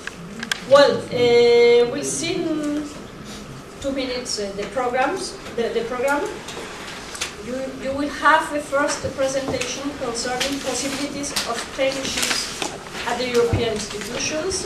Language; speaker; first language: English; non-native, fluent; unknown